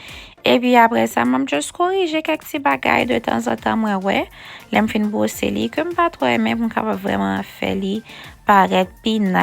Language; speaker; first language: French; non-native, learner; Haitian Creole